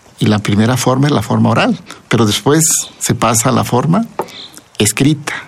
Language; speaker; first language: Spanish; non-native, local second language; Zapotec